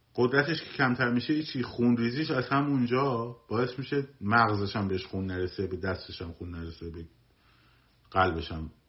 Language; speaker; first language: Persian; native; Persian